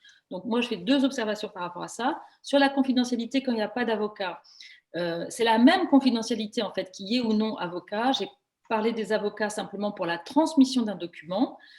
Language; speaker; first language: French; native; French